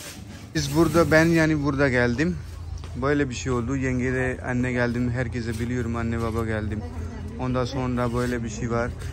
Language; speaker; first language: Turkish; non-native, learner; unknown